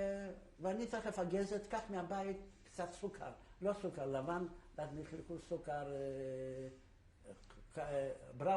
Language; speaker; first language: Hebrew; non-native, fluent; Yiddish